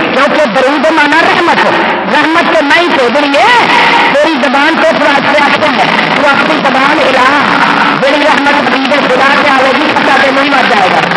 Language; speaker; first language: Urdu; non-native, local second language; Saraiki